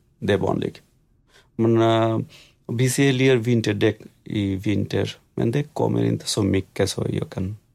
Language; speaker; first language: Swedish; non-native, learner; Bangla